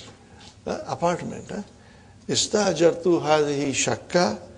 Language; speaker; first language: Arabic; non-native, fluent; English